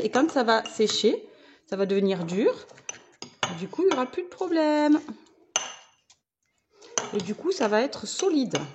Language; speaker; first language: French; native; French